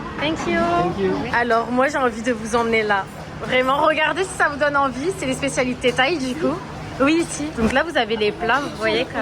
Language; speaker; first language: French; native; French